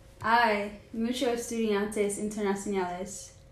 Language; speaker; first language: Spanish; non-native, learner; English